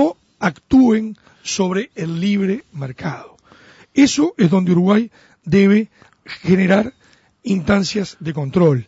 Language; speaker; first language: Spanish; native; Spanish